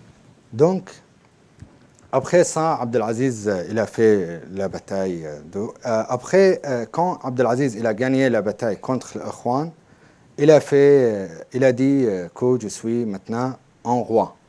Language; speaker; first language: French; non-native, learner; Arabic